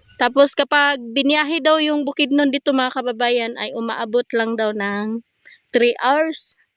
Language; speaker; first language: Filipino; non-native, local second language; Cebuano